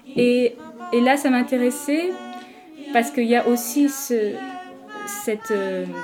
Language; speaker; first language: French; non-native, fluent; Portuguese